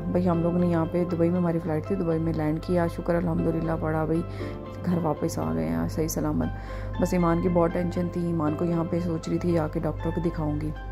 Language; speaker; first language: Urdu; native; Urdu